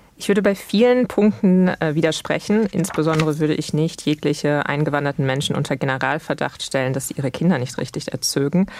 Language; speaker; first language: German; native; German